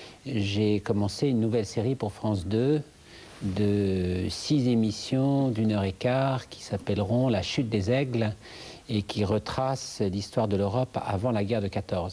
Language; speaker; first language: French; native; French